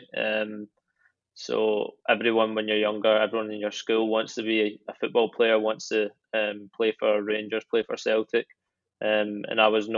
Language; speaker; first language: English; native; English